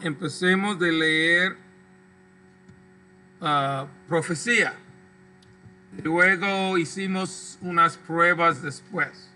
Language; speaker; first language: Spanish; non-native, local second language; English